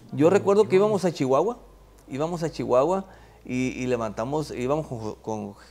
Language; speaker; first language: Spanish; native; Spanish